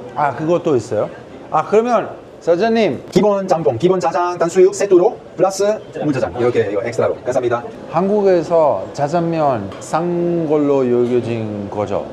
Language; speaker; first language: Korean; non-native, fluent; Italian